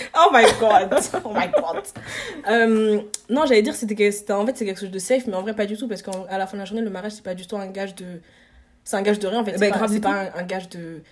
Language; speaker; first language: French; native; French